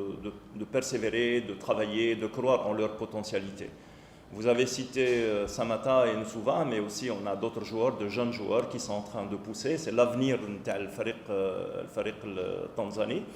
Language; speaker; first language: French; non-native, local second language; Arabic